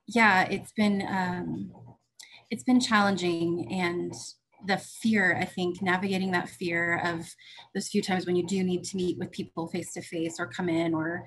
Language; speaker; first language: English; native; English